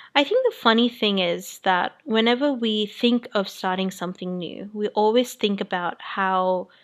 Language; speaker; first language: English; native; English